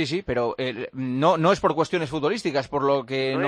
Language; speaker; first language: Spanish; native; Spanish